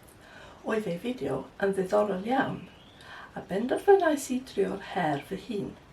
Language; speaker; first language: Welsh; non-native, fluent; English